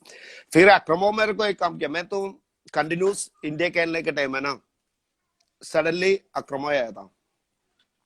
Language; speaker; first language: Hindi; non-native, local second language; Malayalam